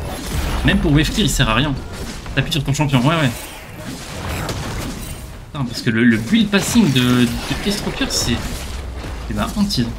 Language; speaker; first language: French; native; French